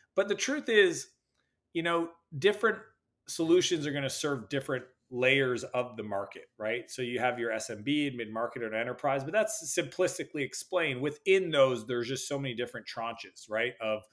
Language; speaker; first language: English; native; English